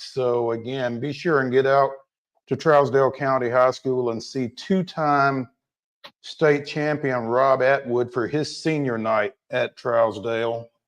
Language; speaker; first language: English; native; English